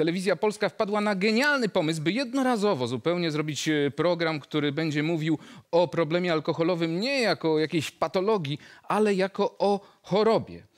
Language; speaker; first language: Polish; native; Polish